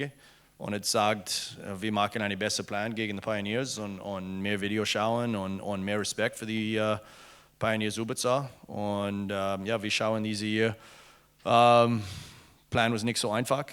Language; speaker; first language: German; non-native, learner; English